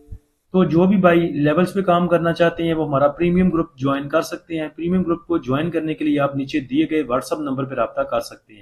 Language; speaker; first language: Hindi; native; Hindi